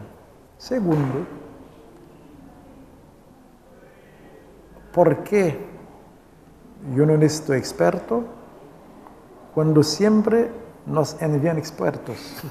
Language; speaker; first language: Spanish; non-native, local second language; Haitian Creole